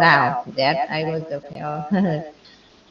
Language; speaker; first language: English; non-native, learner; Vietnamese